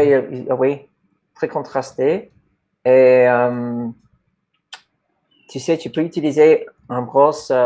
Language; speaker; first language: French; non-native, fluent; English